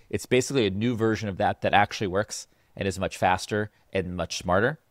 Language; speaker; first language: English; native; English